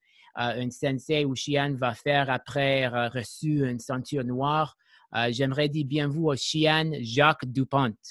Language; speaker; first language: French; non-native, learner; English